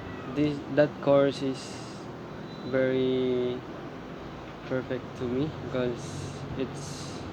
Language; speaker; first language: English; non-native, learner; Filipino